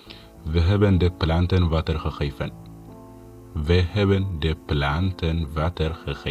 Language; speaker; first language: Dutch; non-native, fluent; Tigrinya